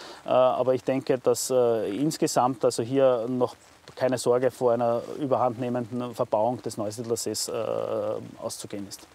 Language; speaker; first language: German; native; German